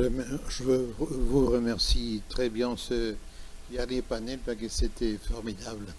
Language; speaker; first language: French; non-native, learner; Spanish